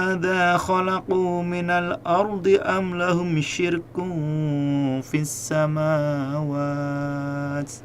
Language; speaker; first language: Arabic; non-native, fluent; Indonesian